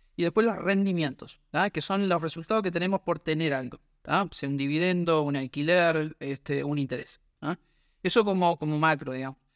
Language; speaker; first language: Spanish; native; Spanish